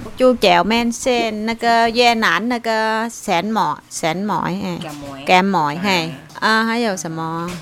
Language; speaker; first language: Chinese; non-native, learner; Vietnamese